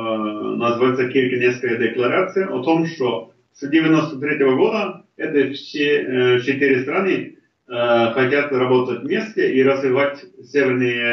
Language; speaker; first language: Russian; non-native, fluent; Norwegian